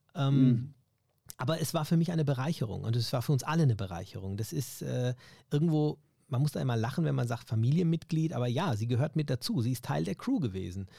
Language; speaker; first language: German; native; German